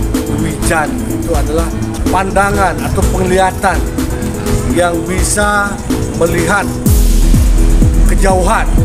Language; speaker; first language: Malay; non-native, local second language; Sasak